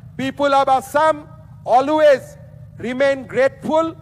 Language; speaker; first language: English; non-native, local second language; Assamese